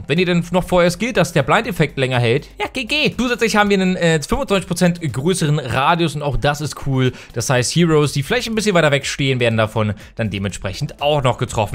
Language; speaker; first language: German; native; German